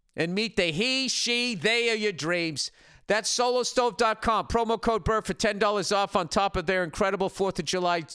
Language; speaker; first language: English; native; English